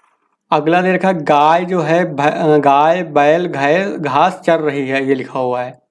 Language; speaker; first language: Hindi; native; Hindi